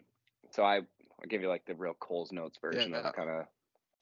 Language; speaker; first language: English; native; English